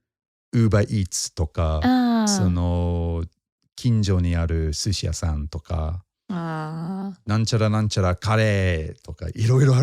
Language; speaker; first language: Japanese; non-native, fluent; English